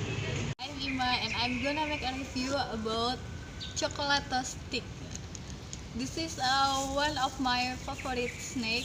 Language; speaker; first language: English; non-native, learner; Indonesian